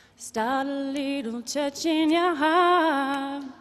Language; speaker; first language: English; native; English